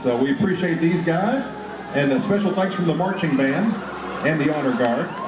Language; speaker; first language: English; native; English